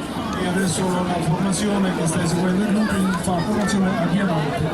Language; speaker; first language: Italian; native; Italian